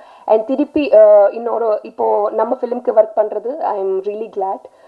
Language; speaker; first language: Tamil; non-native, learner; Telugu